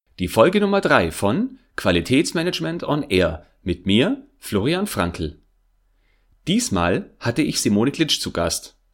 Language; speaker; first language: German; native; German